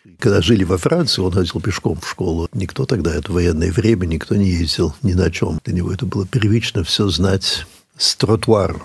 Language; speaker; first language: Russian; early bilingual, heritage; English